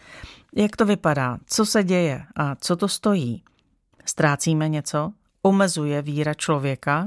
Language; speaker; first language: Czech; native; Czech